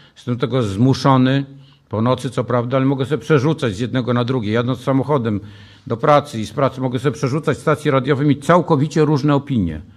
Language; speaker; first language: Polish; native; Polish